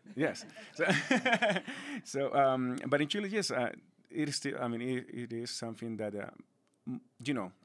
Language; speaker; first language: English; non-native, fluent; Spanish